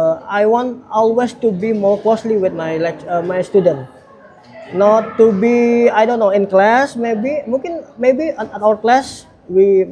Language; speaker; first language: English; non-native, learner; Indonesian